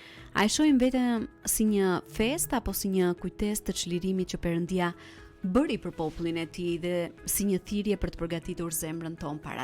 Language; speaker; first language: Albanian; native; Albanian